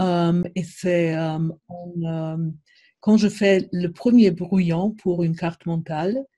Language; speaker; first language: French; non-native, fluent; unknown